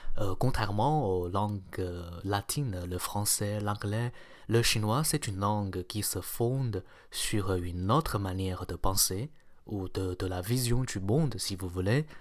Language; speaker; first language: French; non-native, fluent; Chinese